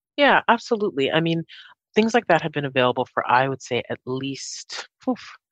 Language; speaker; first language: English; native; English